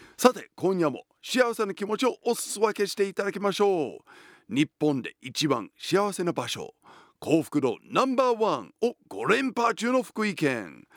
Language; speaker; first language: Japanese; non-native, fluent; English